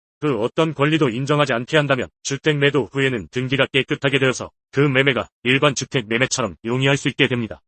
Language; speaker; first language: Korean; native; Korean